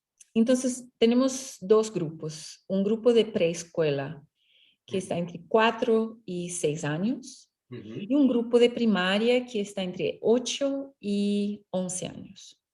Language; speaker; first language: Spanish; non-native, fluent; Portuguese